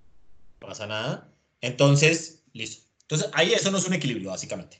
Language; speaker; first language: Spanish; native; Spanish